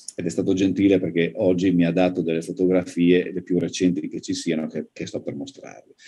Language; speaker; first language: Italian; native; Italian